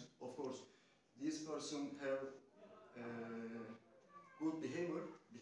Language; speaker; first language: English; non-native, learner; Turkish